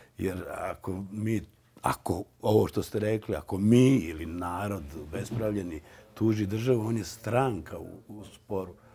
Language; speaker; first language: Serbian; native; Serbian